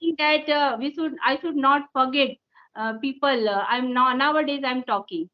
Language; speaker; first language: English; non-native, local second language; Hindi